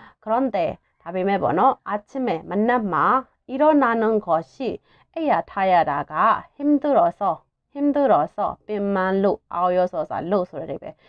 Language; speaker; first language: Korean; non-native, fluent; Burmese